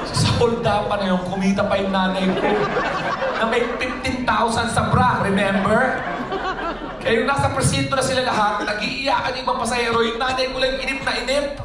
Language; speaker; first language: Filipino; native; Filipino